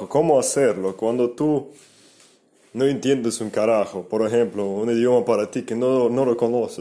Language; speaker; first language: Spanish; non-native, fluent; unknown